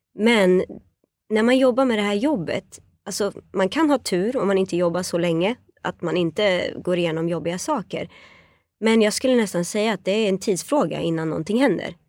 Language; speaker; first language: Swedish; early bilingual, other home language; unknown